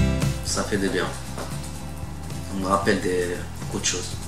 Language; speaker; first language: French; non-native, learner; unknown